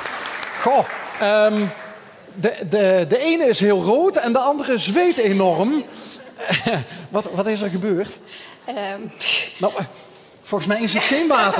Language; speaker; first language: Dutch; native; Dutch